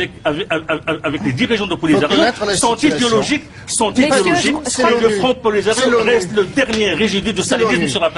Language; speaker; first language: French; non-native, local second language; Arabic